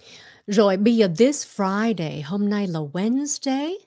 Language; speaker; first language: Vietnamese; early bilingual, heritage; Vietnamese